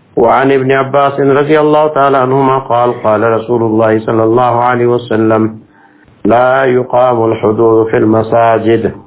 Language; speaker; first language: Urdu; non-native, local second language; Pashto